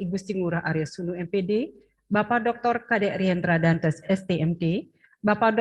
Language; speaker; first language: Indonesian; native; Indonesian